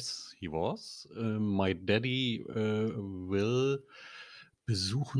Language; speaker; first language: English; non-native, learner; German